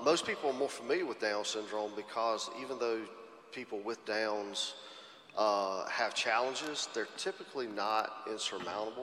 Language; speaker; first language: English; native; English